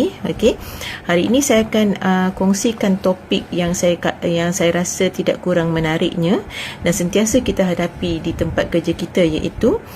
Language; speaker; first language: Malay; native; Malay